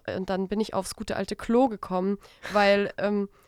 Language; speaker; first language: German; native; German